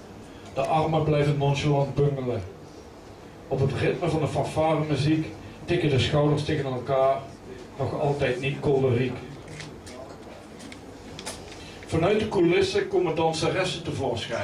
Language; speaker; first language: Dutch; native; Dutch